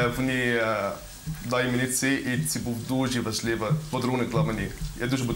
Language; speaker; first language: Ukrainian; non-native, learner; Arabic